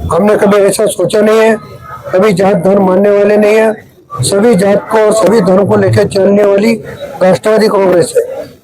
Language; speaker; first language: Hindi; non-native, local second language; Marathi